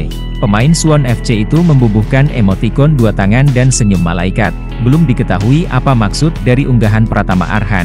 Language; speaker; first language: Indonesian; native; Indonesian